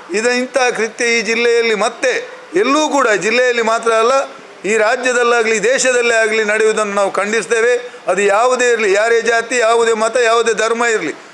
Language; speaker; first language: Kannada; non-native, local second language; Tulu